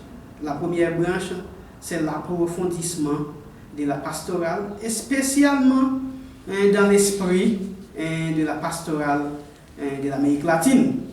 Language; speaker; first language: French; non-native, local second language; Haitian Creole